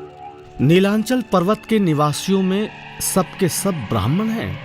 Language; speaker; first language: Hindi; native; Hindi